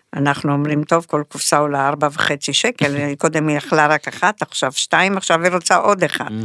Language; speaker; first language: Hebrew; non-native, fluent; Spanish